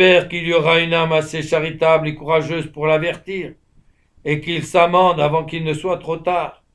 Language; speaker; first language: French; native; French